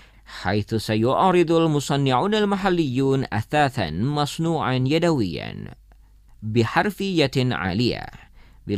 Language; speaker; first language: Arabic; non-native, fluent; Indonesian